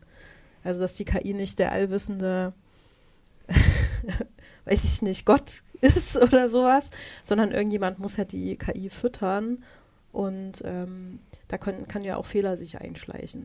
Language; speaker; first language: German; native; German